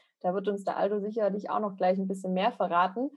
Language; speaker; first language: German; native; German